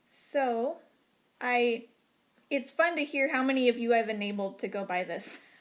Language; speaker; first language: English; native; English